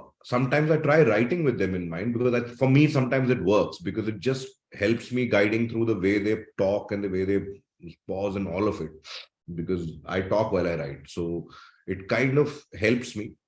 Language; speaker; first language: English; non-native, local second language; Malayalam